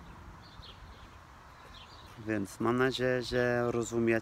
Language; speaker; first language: Polish; non-native, learner; English